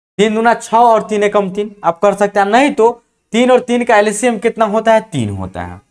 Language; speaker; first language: Hindi; native; Hindi